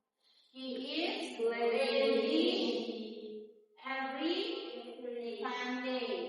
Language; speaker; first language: English; non-native, learner; Indonesian